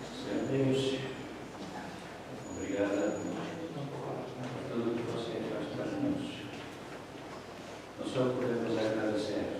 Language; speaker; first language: Portuguese; non-native, learner; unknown